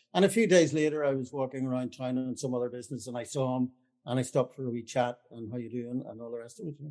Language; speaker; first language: English; native; English